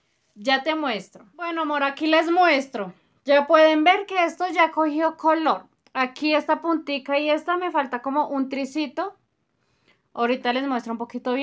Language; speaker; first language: Spanish; native; Spanish